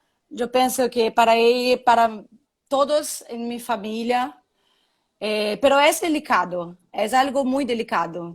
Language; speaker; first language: Spanish; non-native, learner; Portuguese